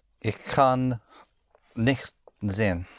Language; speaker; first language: German; non-native, learner; English